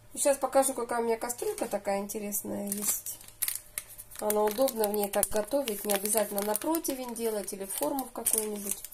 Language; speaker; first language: Russian; native; Russian